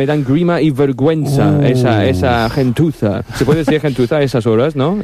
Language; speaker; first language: Spanish; non-native, fluent; English